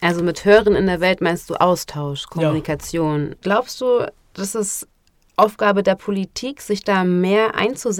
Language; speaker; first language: German; native; German